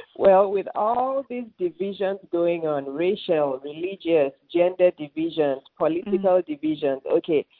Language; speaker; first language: English; non-native, local second language; Yoruba